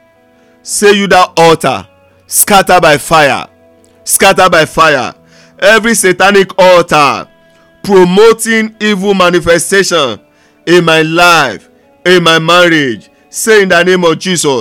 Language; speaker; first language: English; non-native, local second language; Yoruba